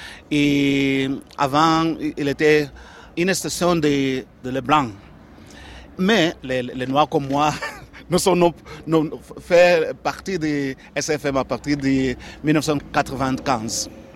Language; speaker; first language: French; non-native, learner; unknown